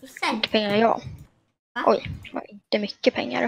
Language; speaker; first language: Swedish; native; Swedish